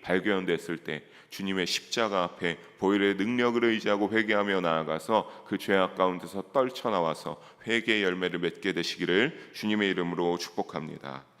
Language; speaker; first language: Korean; native; Korean